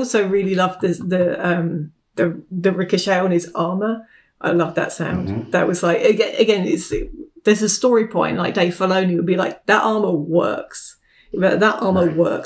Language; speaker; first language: English; native; English